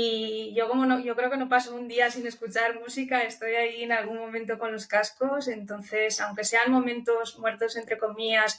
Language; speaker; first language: Spanish; early bilingual, other home language; Romanian